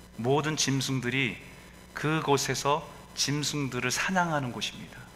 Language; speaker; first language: Korean; native; Korean